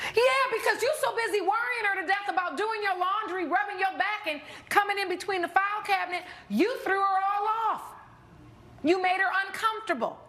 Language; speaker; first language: English; native; English